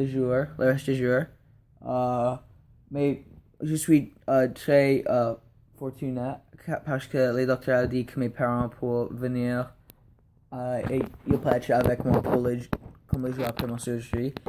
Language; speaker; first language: French; non-native, learner; English